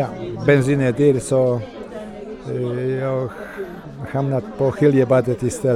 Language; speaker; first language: Swedish; non-native, fluent; Polish